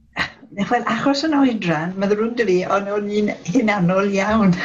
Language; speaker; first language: Welsh; non-native, local second language; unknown